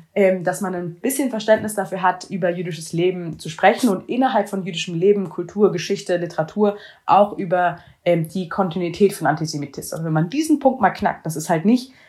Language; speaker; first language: German; native; German